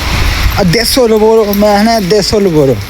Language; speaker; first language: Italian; non-native, learner; Punjabi